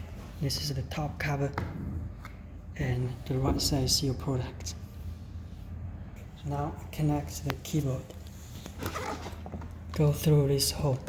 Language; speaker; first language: English; non-native, learner; Chinese